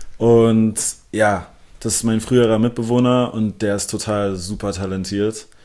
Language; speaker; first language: German; early bilingual, other home language; English